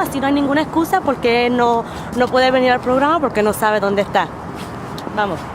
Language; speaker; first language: Spanish; early bilingual, heritage; Spanish